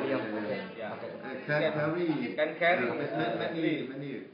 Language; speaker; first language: English; non-native, learner; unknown